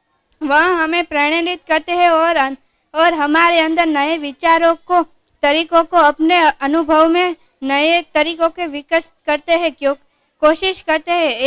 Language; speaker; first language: Hindi; non-native, local second language; Gujarati